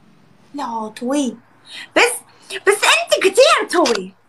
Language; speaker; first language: Arabic; non-native, learner; Turkish